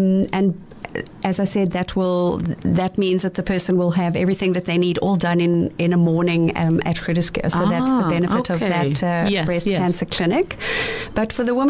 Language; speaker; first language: English; native; English